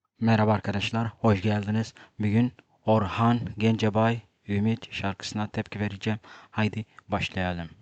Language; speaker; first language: Turkish; non-native, fluent; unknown